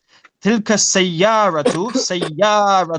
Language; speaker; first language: Arabic; non-native, fluent; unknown